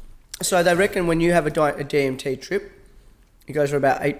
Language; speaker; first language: English; native; English